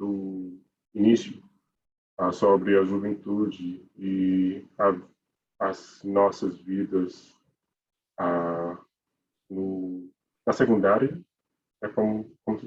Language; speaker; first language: Portuguese; non-native, learner; English